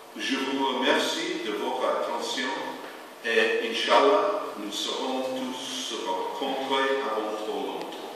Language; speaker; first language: French; non-native, learner; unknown